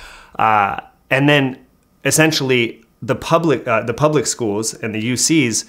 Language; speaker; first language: English; native; English